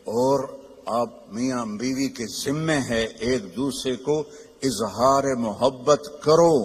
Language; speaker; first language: Urdu; non-native, local second language; Punjabi